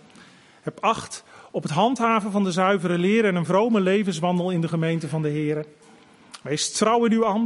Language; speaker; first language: Dutch; native; Dutch